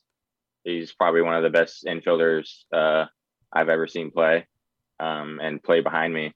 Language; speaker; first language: English; native; English